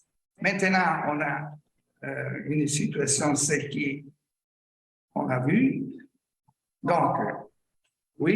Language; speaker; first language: French; non-native, learner; Italian